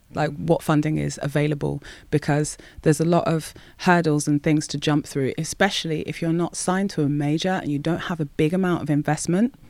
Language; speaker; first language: English; native; English